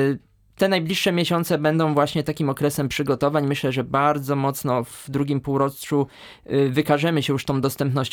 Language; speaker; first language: Polish; native; Polish